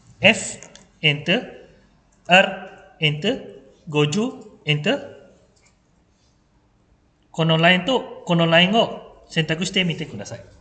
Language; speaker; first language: Japanese; non-native, fluent; Malay